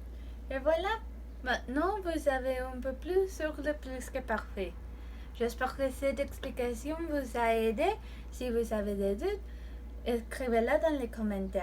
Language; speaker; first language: French; non-native, learner; Spanish